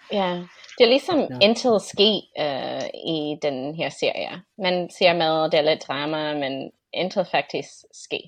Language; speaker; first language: Danish; non-native, fluent; English